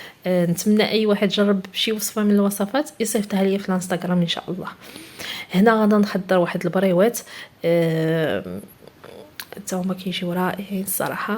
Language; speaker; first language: Arabic; native; Arabic